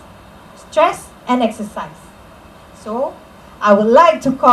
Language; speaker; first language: English; non-native, local second language; Malay